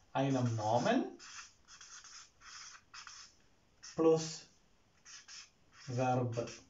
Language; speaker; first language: German; non-native, fluent; Malayalam